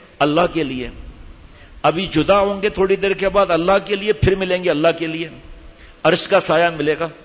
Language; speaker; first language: Urdu; native; Urdu